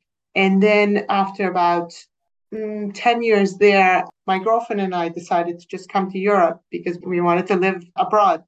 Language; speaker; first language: English; non-native, fluent; Persian